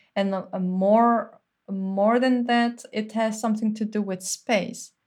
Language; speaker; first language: English; non-native, fluent; Korean